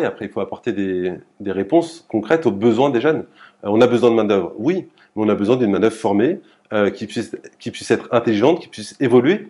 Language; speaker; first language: French; native; French